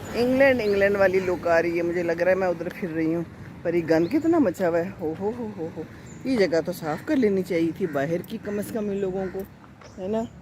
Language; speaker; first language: Urdu; non-native, local second language; Punjabi